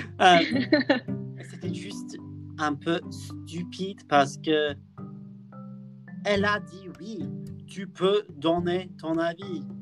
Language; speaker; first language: French; non-native, learner; English